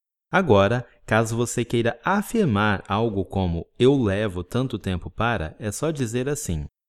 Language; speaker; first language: Portuguese; native; Portuguese